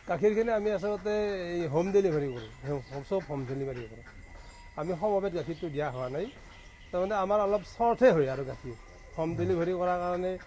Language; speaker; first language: Assamese; native; Assamese